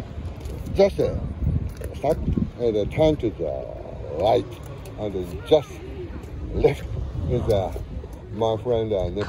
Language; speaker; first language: English; non-native, learner; Japanese